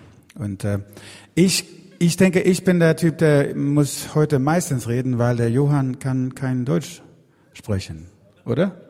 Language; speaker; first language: German; non-native, fluent; Swedish